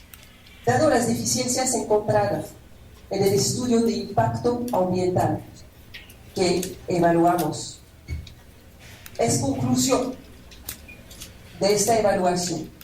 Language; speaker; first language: Spanish; non-native, fluent; French